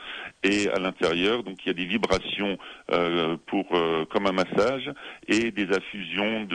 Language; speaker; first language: French; native; French